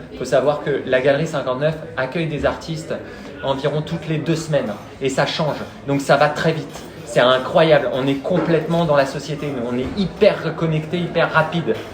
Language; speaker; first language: French; native; French